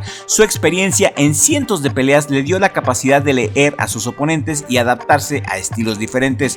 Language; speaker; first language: Spanish; native; Spanish